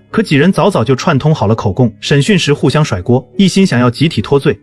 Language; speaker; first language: Chinese; native; Chinese